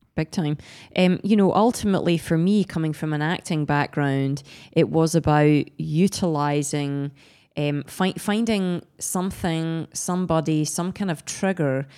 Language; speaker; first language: English; native; English